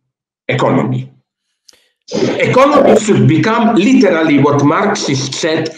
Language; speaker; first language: English; non-native, fluent; Slovenian